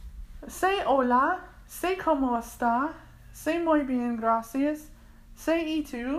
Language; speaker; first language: Spanish; non-native, learner; English